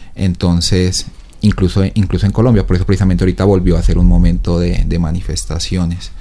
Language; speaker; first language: Spanish; native; Spanish